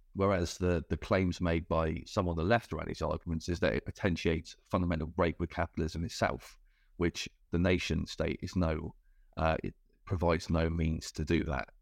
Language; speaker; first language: English; native; English